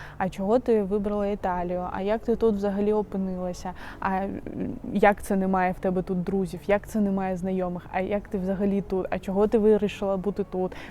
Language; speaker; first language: Ukrainian; non-native, local second language; Russian